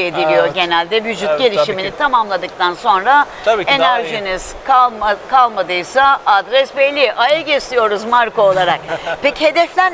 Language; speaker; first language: Turkish; native; Turkish